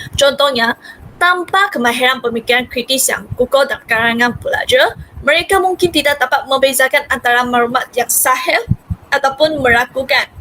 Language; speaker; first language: Malay; non-native, local second language; Hakka Chinese